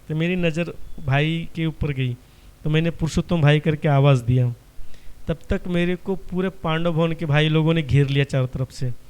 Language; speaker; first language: Hindi; non-native, local second language; Marathi